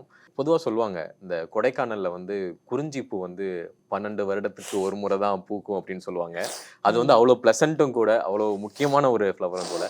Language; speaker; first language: Tamil; native; Tamil